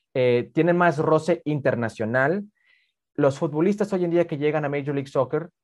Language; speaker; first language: Spanish; early bilingual, heritage; Spanish